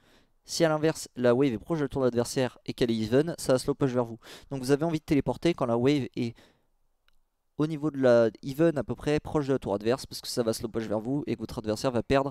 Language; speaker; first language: French; native; French